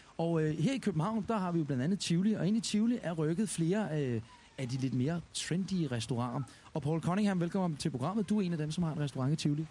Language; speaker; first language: Danish; native; Danish